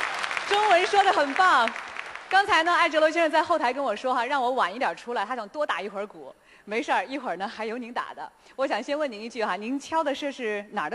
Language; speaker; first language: Chinese; native; Chinese